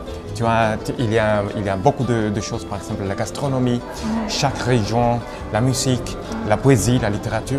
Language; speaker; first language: French; non-native, fluent; Spanish